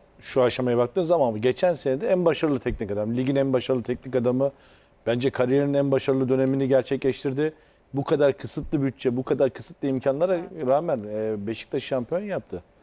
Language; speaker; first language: Turkish; native; Turkish